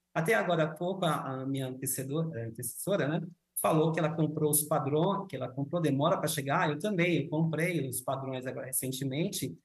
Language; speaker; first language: Portuguese; native; Portuguese